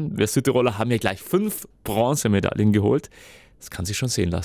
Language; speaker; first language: German; native; German